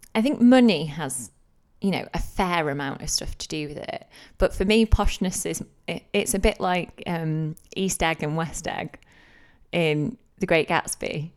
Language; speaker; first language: English; native; English